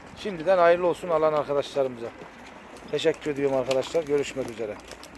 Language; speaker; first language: Turkish; native; Turkish